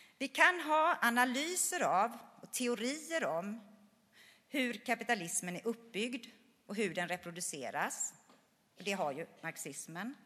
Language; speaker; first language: Swedish; native; Swedish